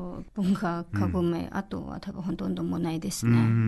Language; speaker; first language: Japanese; non-native, learner; Chinese